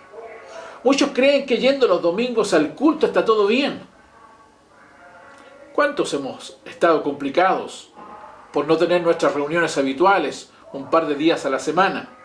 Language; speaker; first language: Spanish; native; Spanish